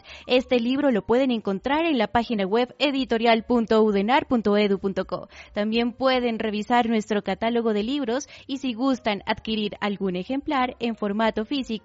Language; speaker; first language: Spanish; native; Spanish